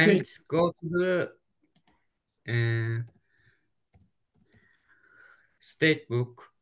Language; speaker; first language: English; non-native, learner; Turkish